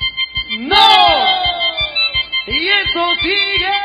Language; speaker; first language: Spanish; native; Spanish